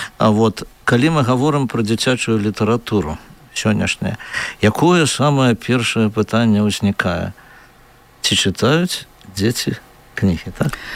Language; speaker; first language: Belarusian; native; Belarusian